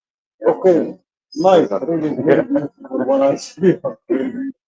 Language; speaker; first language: English; non-native, learner; Spanish